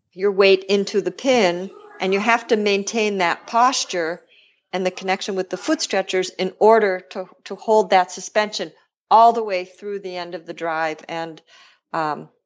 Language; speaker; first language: English; native; English